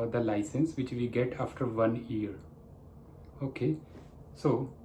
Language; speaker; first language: English; non-native, local second language; Punjabi